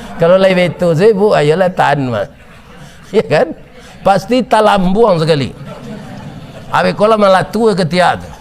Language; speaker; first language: Malay; non-native, local second language; Minangkabau